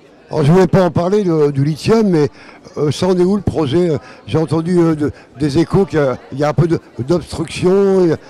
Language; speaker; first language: French; native; French